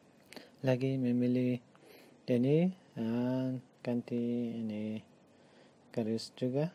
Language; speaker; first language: Indonesian; non-native, learner; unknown